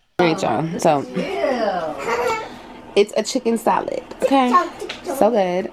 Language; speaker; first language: English; native; English